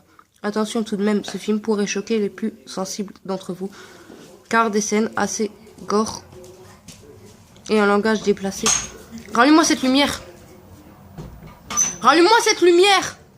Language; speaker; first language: French; native; French